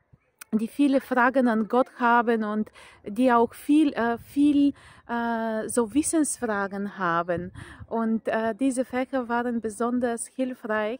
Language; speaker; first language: German; non-native, fluent; Bulgarian